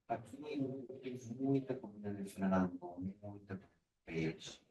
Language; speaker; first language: Portuguese; non-native, fluent; Spanish